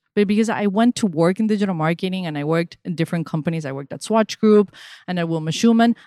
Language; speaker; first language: English; early bilingual, other home language; Spanish